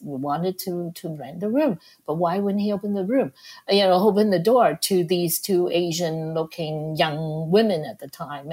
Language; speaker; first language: English; non-native, local second language; Cantonese